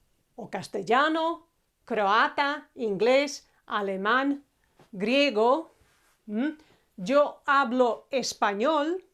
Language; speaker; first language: Spanish; non-native, fluent; Croatian